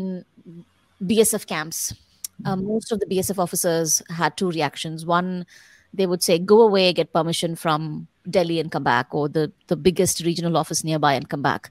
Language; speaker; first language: English; non-native, local second language; Tamil